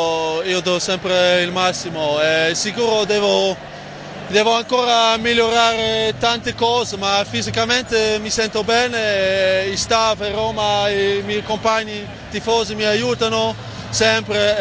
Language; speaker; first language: Italian; non-native, fluent; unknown